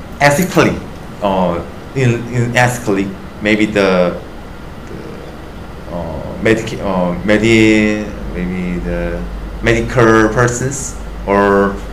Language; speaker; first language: English; non-native, learner; Korean